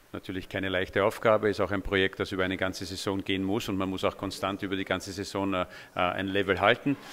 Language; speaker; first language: German; native; German